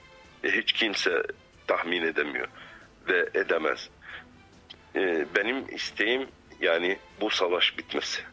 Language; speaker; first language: Turkish; non-native, fluent; Arabic